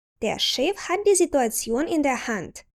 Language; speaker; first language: German; non-native, fluent; Ukrainian